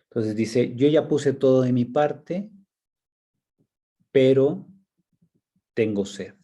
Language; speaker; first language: Spanish; native; Spanish